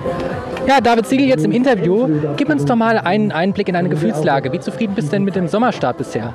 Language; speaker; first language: German; native; German